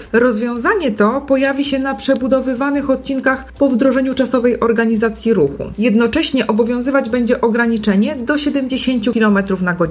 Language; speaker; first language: Polish; native; Polish